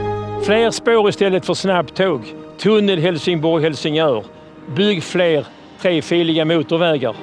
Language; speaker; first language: Swedish; native; Swedish